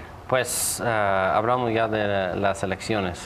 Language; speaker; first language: Spanish; non-native, fluent; English